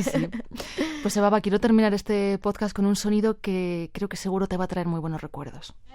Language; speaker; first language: Spanish; native; Spanish